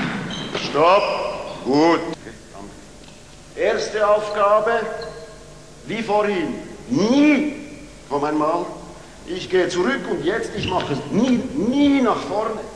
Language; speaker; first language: German; non-native, fluent; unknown